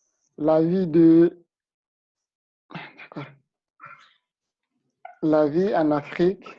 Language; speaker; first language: French; non-native, learner; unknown